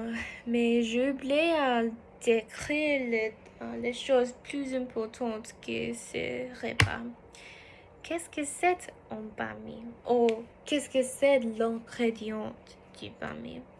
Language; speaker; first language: French; non-native, learner; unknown